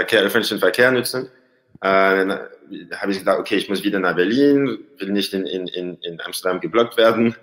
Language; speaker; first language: German; non-native, learner; French